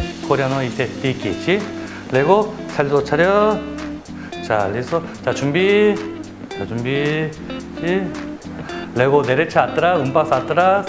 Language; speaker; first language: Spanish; non-native, learner; Korean